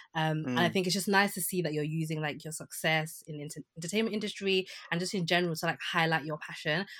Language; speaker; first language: English; early bilingual, other home language; Yoruba